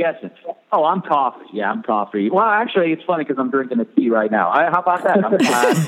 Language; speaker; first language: English; native; English